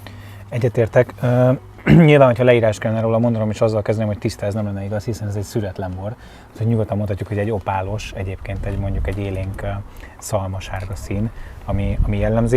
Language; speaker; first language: Hungarian; native; Hungarian